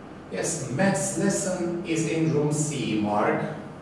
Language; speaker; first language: English; non-native, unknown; Turkish